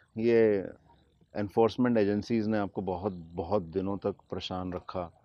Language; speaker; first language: Hindi; native; Hindi